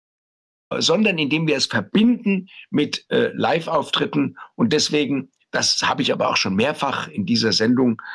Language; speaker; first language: German; native; German